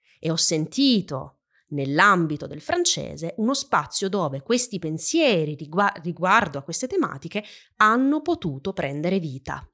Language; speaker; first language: Italian; native; Italian